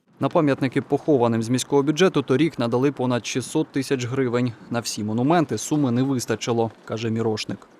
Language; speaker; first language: Ukrainian; native; Ukrainian